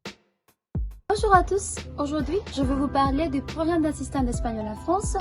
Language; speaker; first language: French; non-native, fluent; Spanish